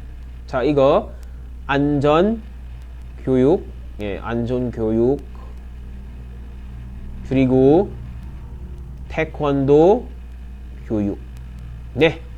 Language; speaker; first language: Korean; non-native, fluent; Filipino